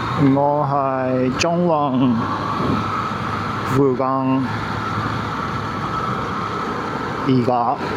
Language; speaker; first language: Chinese; non-native, learner; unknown